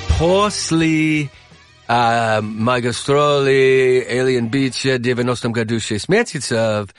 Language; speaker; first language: Russian; non-native, learner; English